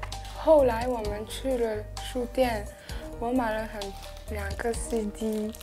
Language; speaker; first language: Chinese; non-native, learner; French